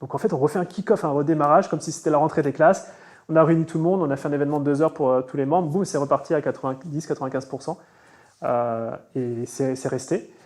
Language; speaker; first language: French; native; French